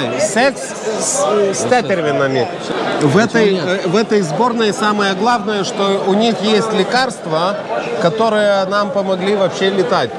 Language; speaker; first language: Russian; non-native, local second language; Lithuanian